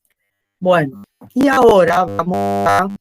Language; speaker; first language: Spanish; native; Spanish